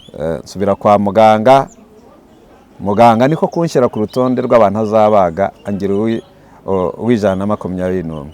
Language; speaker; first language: Kinyarwanda; early bilingual, heritage; Kinyarwanda